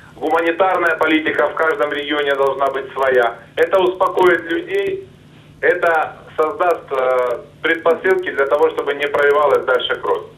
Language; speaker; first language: Russian; native; Russian